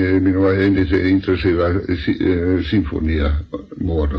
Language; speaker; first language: Finnish; non-native, local second language; Swedish